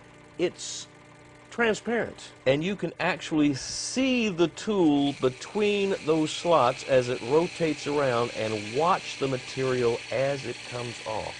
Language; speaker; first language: English; native; English